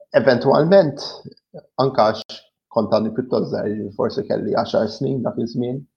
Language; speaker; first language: Maltese; early bilingual, other home language; English